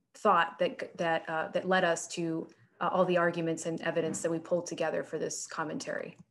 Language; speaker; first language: English; native; English